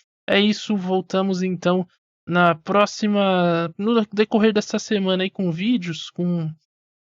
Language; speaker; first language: Portuguese; native; Portuguese